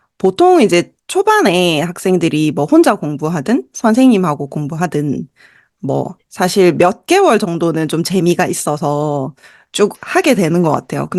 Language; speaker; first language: Korean; native; Korean